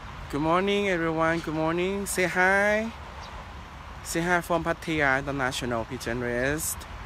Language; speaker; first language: English; non-native, learner; Thai